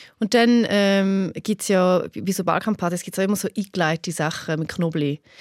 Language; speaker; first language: German; early bilingual, other home language; Albanian